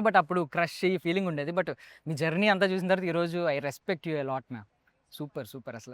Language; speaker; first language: Telugu; native; Telugu